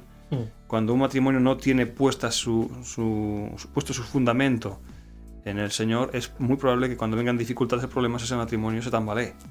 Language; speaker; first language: Spanish; native; Spanish